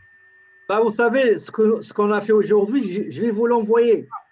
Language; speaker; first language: French; native; French